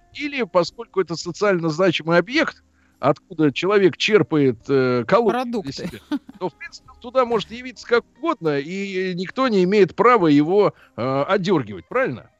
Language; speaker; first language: Russian; native; Russian